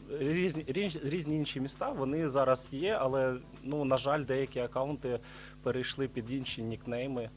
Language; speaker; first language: Ukrainian; native; Ukrainian